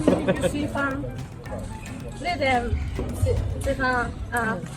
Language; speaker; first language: Chinese; non-native, learner; Japanese